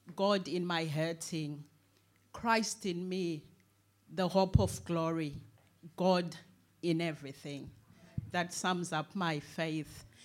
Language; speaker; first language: English; non-native, local second language; Shona